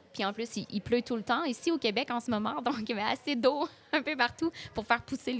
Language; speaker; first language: French; native; French